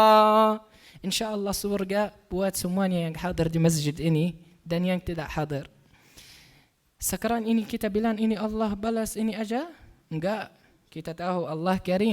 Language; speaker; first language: Indonesian; non-native, learner; Arabic